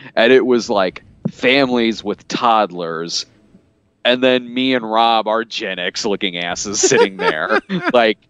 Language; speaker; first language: English; native; English